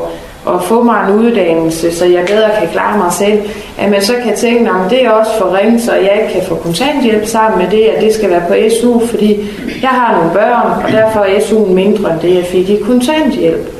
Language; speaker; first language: Danish; native; Danish